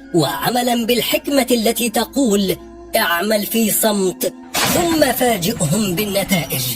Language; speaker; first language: Arabic; native; Arabic